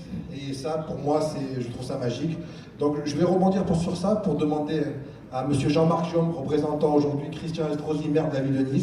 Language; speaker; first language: French; native; French